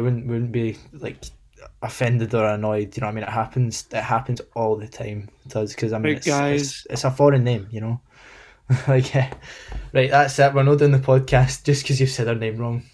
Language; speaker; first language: English; native; English